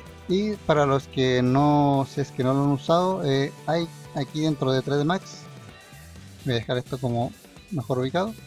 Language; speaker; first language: Spanish; native; Spanish